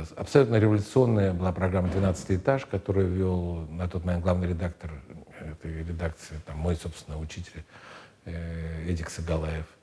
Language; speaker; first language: Russian; native; Russian